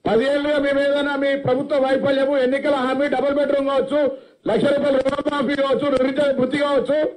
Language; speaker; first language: Telugu; native; Telugu